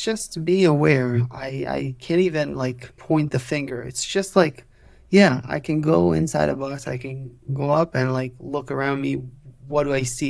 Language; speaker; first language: English; non-native, fluent; Hebrew